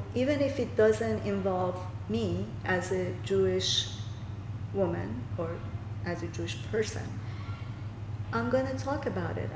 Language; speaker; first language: English; non-native, fluent; Persian